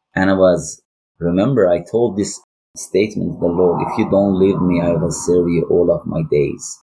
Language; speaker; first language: English; non-native, learner; Persian